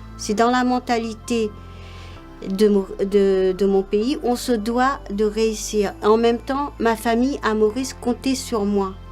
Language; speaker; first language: French; non-native, local second language; Morisyen